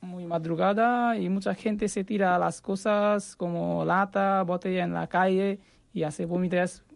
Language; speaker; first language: Spanish; non-native, learner; Bangla